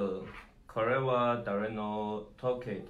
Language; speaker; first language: Japanese; non-native, learner; Chinese